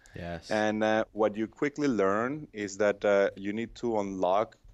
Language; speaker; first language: English; non-native, fluent; Spanish